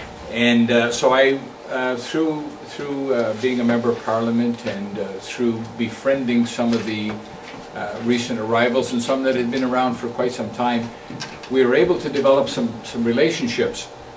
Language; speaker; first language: English; native; English